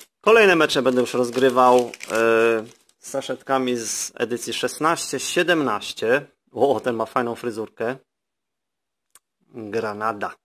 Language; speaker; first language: Polish; native; Polish